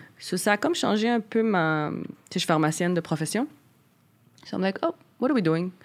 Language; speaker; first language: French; early bilingual, other home language; Arabic